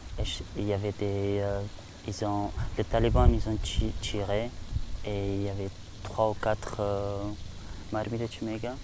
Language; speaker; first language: French; non-native, learner; Persian